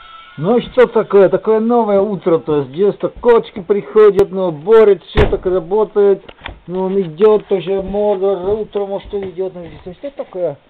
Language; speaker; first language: Russian; non-native, learner; Czech